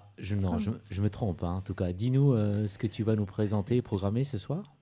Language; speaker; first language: French; native; French